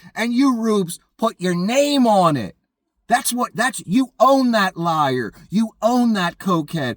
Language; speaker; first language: English; native; English